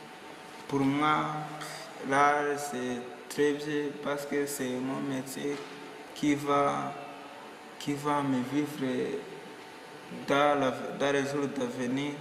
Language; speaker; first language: French; non-native, local second language; Kinyarwanda